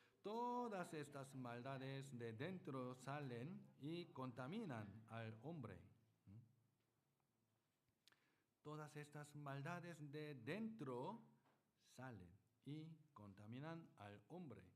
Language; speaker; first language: Spanish; non-native, learner; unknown